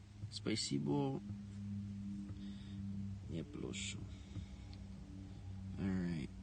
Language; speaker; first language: Russian; non-native, learner; English